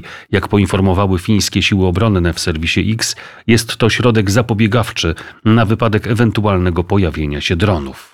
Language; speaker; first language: Polish; native; Polish